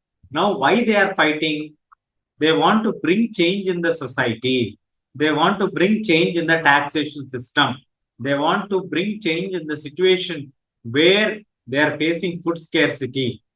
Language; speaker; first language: English; non-native, local second language; Telugu